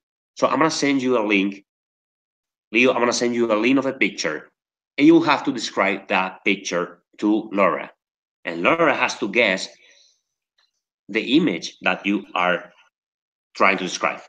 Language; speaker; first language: English; non-native, fluent; Spanish